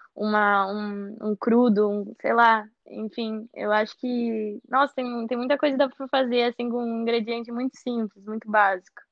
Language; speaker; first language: Portuguese; native; Portuguese